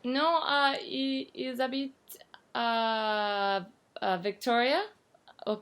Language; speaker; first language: French; non-native, learner; English